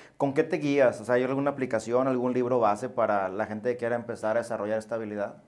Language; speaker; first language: Spanish; native; Spanish